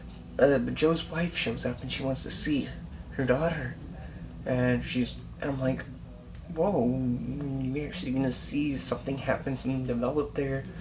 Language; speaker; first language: English; native; English